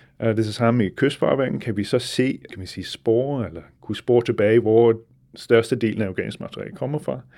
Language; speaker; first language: Danish; non-native, fluent; English